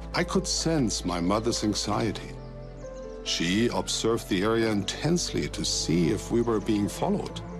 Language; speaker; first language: English; early bilingual, other home language; German